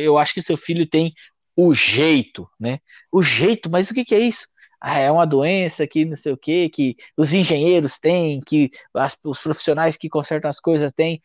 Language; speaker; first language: Portuguese; native; Portuguese